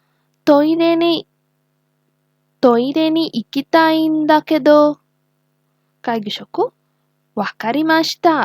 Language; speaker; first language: Japanese; non-native, learner; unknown